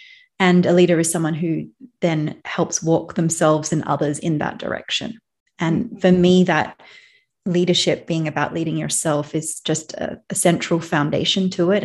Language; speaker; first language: English; native; English